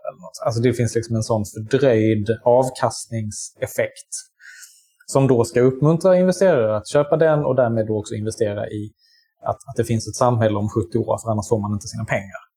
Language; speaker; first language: Swedish; native; Swedish